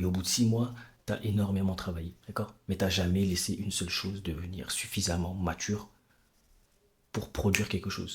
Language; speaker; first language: French; native; French